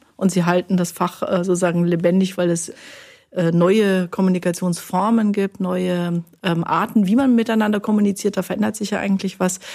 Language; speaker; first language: German; native; German